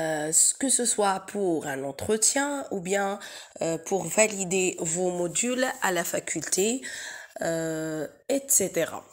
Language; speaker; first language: French; non-native, local second language; Arabic